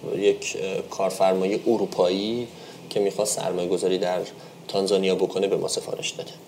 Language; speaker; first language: Persian; native; Persian